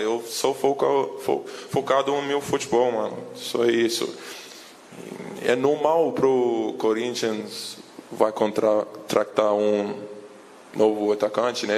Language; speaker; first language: Portuguese; non-native, learner; English